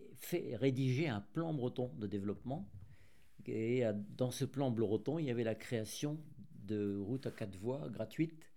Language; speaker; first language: French; native; French